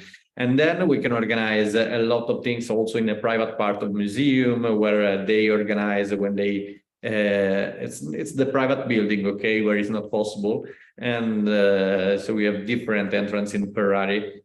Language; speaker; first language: English; non-native, learner; Italian